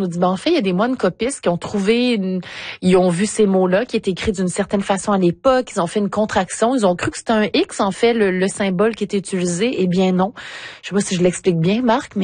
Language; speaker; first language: French; native; French